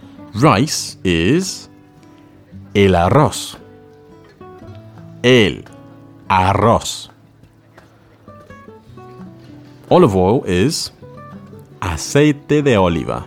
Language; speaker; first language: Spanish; non-native, learner; English